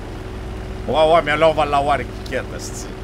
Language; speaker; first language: French; native; French